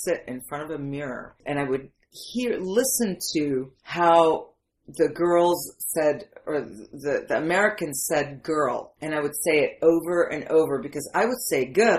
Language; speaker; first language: English; early bilingual, other home language; Arabic